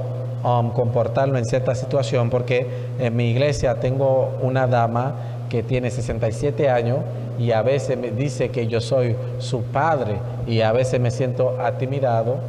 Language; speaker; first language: Spanish; non-native, fluent; Haitian Creole